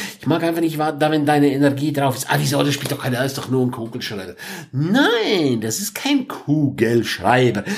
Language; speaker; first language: German; non-native, local second language; Romansh